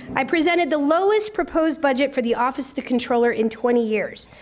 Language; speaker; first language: English; native; English